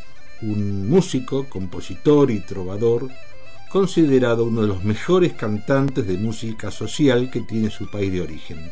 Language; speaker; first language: Spanish; native; Spanish